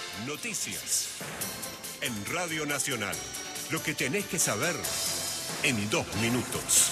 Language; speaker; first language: Spanish; native; Spanish